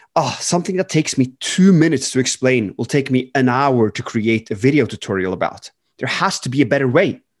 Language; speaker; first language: English; non-native, fluent; Norwegian